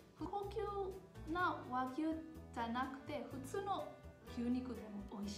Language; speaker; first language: Japanese; non-native, fluent; Burmese